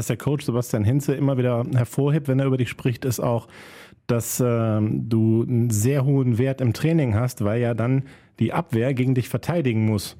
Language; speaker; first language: German; native; German